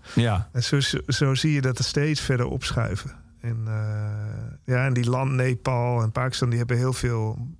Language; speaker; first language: Dutch; native; Dutch